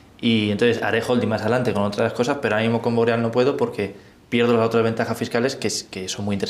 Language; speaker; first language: Spanish; native; Spanish